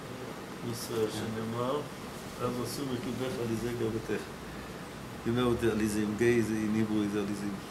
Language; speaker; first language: Hebrew; non-native, learner; English